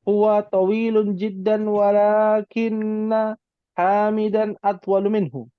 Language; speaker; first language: Arabic; non-native, fluent; Indonesian